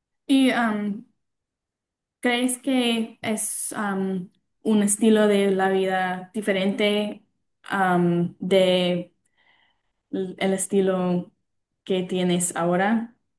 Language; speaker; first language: Spanish; non-native, learner; English